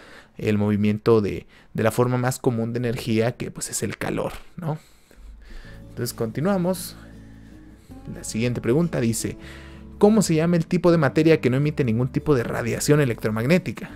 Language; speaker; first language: Spanish; native; Spanish